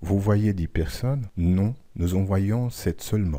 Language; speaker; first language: French; non-native, fluent; Arabic